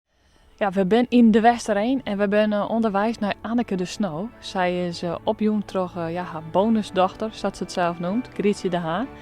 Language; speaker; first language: Dutch; non-native, local second language; Western Frisian